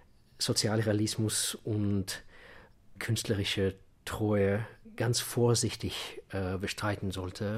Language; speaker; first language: German; non-native, fluent; Russian